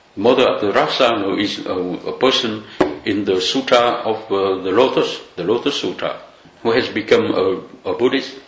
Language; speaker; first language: English; non-native, fluent; Vietnamese